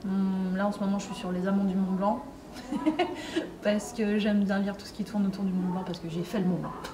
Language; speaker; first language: French; native; French